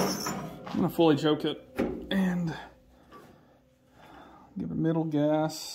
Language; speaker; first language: English; native; English